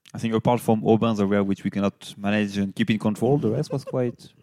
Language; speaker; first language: English; non-native, fluent; French